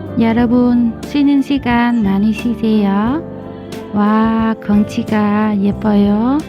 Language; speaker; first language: Korean; non-native, learner; Vietnamese